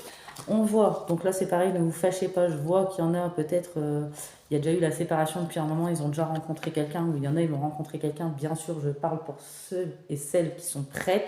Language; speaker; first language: French; native; French